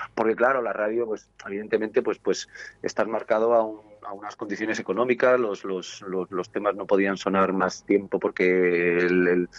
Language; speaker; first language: Spanish; native; Spanish